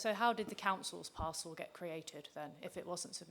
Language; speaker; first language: English; native; English